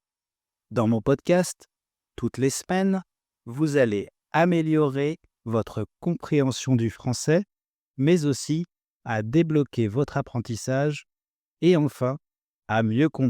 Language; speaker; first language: French; native; French